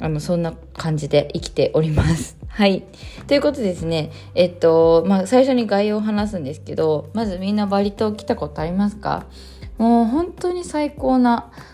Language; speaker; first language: Japanese; native; Japanese